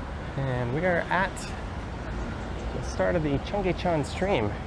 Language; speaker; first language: English; native; English